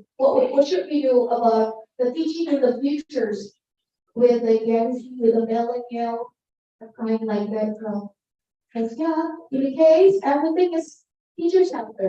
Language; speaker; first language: English; non-native, learner; Indonesian